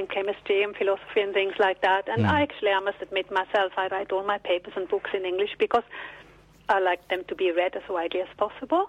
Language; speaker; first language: English; non-native, fluent; German